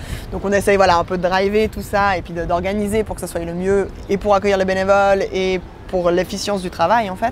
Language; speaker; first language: French; native; French